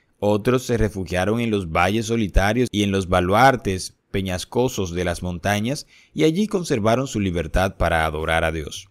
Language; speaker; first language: Spanish; native; Spanish